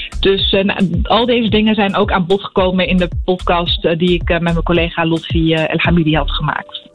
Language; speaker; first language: Dutch; early bilingual, other home language; Arabic